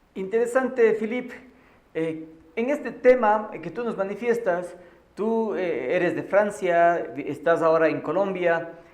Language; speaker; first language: Spanish; native; Spanish